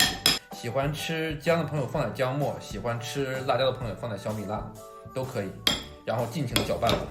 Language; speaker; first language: Chinese; native; Chinese